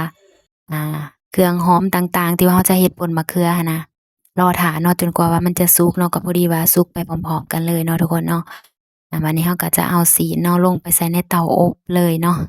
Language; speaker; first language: Thai; non-native, local second language; Lao